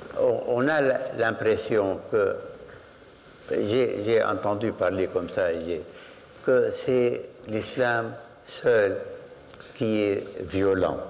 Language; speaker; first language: French; non-native, fluent; Arabic